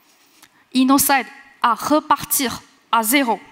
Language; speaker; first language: French; non-native, fluent; Chinese